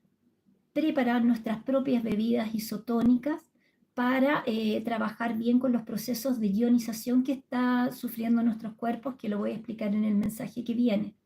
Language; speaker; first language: Spanish; native; Spanish